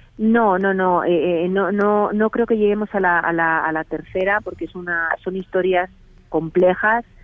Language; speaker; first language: Spanish; native; Spanish